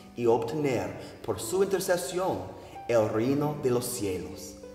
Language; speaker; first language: Spanish; non-native, learner; English